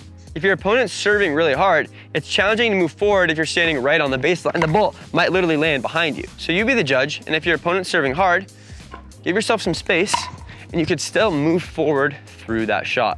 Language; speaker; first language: English; native; English